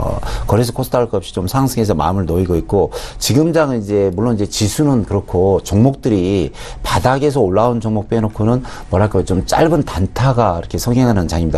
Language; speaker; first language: Korean; native; Korean